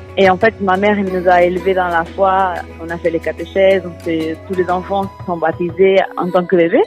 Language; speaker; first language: French; non-native, fluent; Portuguese